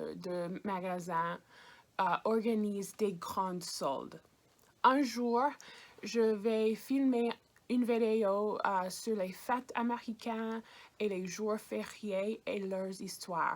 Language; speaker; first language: French; non-native, fluent; English